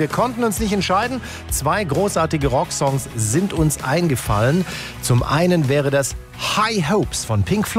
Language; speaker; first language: German; native; German